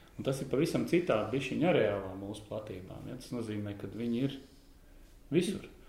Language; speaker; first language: Latvian; native; Latvian